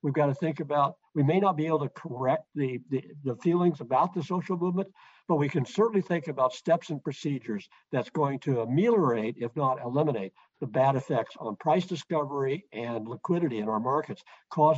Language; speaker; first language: English; native; English